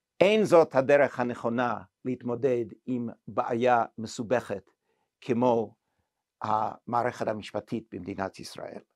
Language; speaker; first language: Hebrew; non-native, fluent; English